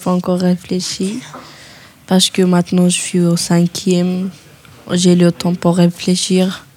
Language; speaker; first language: French; non-native, learner; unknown